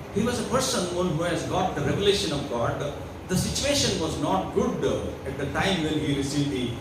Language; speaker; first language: English; non-native, local second language; Kannada